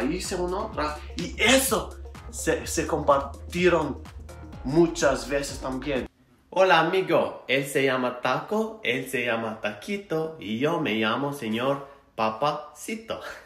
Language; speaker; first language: Spanish; non-native, learner; Albanian